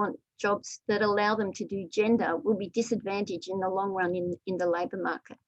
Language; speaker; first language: English; native; English